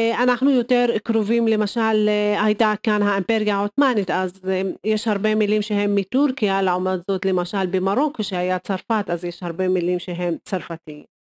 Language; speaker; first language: Hebrew; non-native, local second language; Arabic